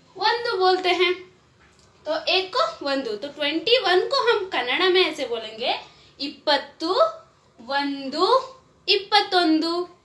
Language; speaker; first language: Hindi; native; Hindi